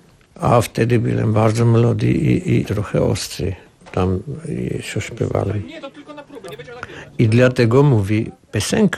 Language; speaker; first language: Polish; non-native, learner; Armenian